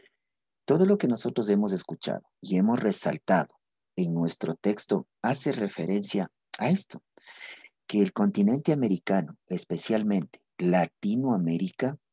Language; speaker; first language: Spanish; native; Spanish